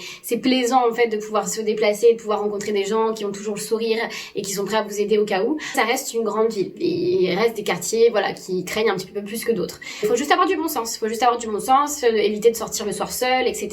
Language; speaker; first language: French; native; French